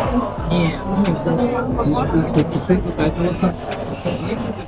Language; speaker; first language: Russian; native; Russian